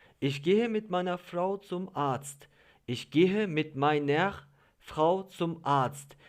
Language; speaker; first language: German; non-native, fluent; Turkish